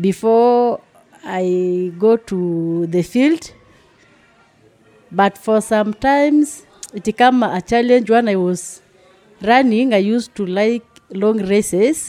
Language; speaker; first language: English; non-native, local second language; Masai